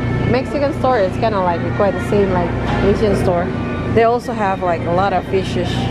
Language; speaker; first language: English; non-native, fluent; Indonesian